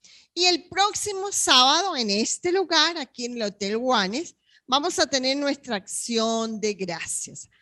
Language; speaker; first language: Spanish; native; Spanish